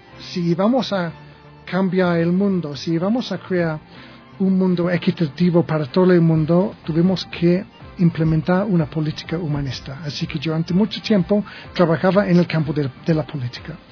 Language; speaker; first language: Spanish; non-native, fluent; English